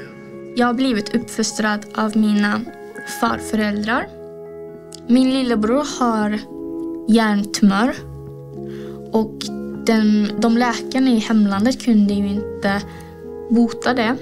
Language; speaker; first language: Swedish; early bilingual, other home language; Azerbaijani